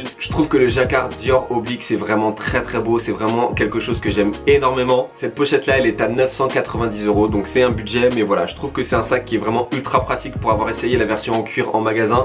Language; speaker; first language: French; native; French